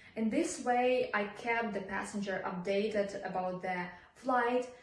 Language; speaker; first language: English; non-native, fluent; Ukrainian